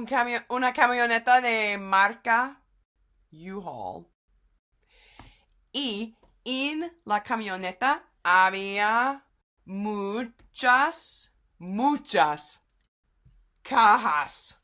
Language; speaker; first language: Spanish; non-native, fluent; English